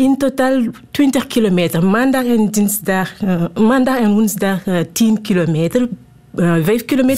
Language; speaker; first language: Dutch; non-native, learner; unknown